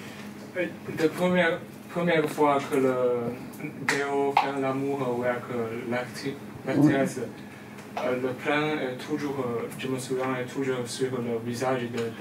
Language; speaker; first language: French; non-native, learner; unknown